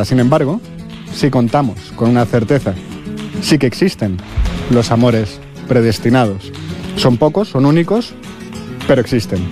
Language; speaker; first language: Spanish; native; Spanish